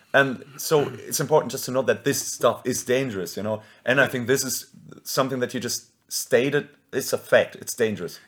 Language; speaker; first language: English; non-native, fluent; German